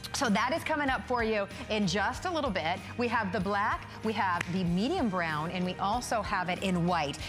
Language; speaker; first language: English; native; English